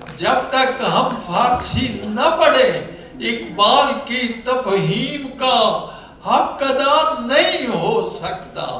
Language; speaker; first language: Urdu; non-native, local second language; Punjabi